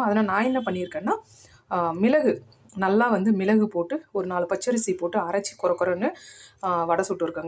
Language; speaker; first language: Tamil; native; Tamil